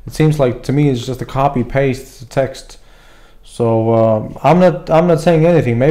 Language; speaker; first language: English; non-native, fluent; Latvian